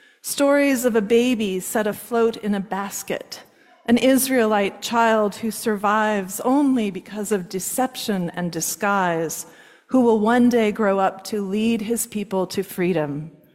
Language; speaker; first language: English; native; English